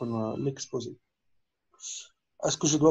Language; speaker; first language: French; non-native, fluent; Arabic